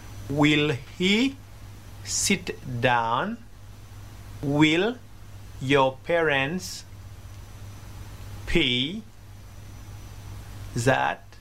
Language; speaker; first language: English; non-native, fluent; French